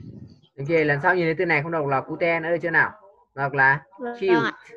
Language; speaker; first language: Vietnamese; native; Vietnamese